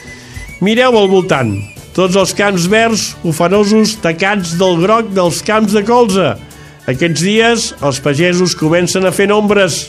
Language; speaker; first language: Catalan; native; Catalan